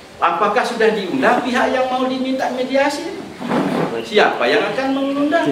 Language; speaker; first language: Indonesian; non-native, local second language; Sasak